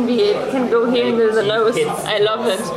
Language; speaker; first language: English; non-native, fluent; German